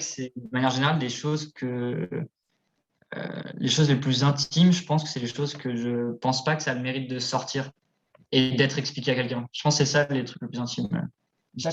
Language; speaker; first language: French; native; French